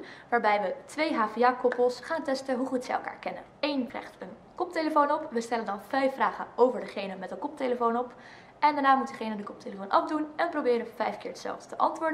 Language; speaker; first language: Dutch; native; Dutch